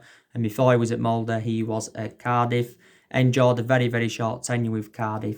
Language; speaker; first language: English; native; English